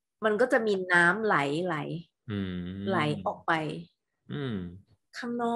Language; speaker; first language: Thai; native; Thai